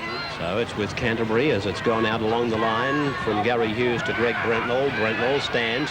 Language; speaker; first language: English; native; English